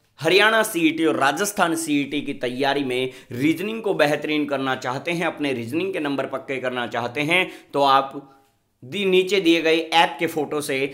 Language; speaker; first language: Hindi; native; Hindi